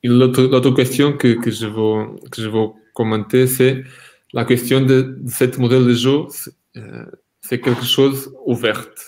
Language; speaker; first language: French; non-native, fluent; Portuguese